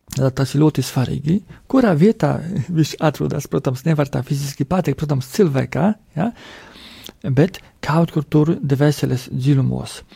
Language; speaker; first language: Latvian; non-native, fluent; Polish